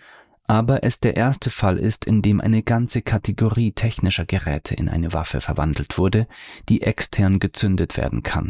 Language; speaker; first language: German; native; German